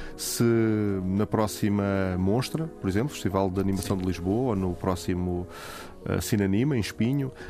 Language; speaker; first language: Portuguese; native; Portuguese